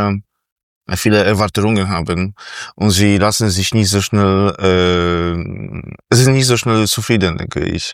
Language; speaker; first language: German; non-native, fluent; Polish